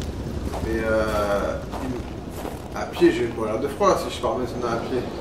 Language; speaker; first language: French; native; French